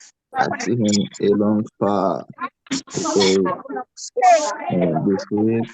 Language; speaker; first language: English; non-native, learner; Haitian Creole